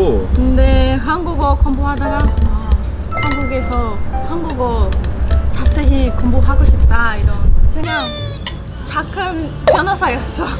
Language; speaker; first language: Korean; non-native, fluent; Portuguese